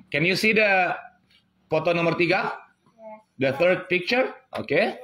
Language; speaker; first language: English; non-native, fluent; Indonesian